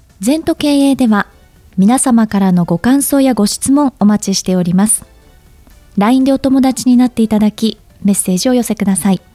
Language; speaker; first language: Japanese; native; Japanese